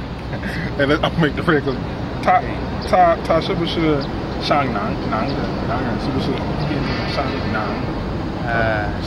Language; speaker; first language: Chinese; non-native, learner; English